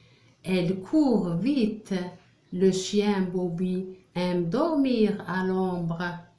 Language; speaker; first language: French; non-native, local second language; Arabic